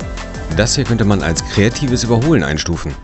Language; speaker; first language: German; native; German